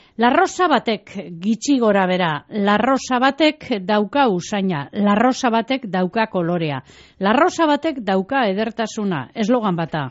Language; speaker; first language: Basque; native; Basque